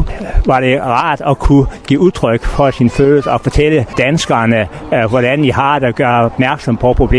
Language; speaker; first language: Danish; native; Danish